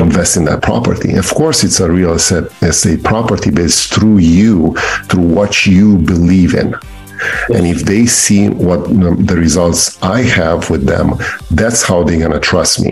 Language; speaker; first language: English; non-native, fluent; Romanian